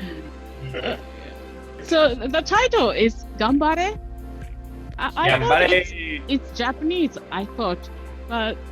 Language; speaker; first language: English; non-native, learner; Japanese